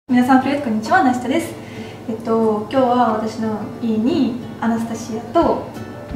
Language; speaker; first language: Japanese; non-native, fluent; Russian